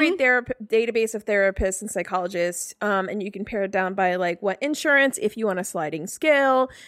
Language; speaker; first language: English; native; English